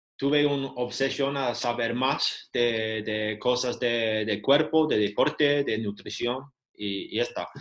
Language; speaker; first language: Spanish; non-native, learner; English